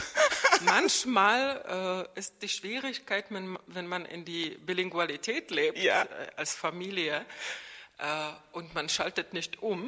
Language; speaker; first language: German; non-native, fluent; Czech